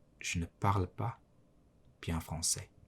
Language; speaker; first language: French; non-native, learner; Mongolian